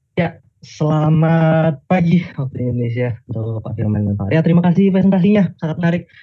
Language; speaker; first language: Indonesian; native; Indonesian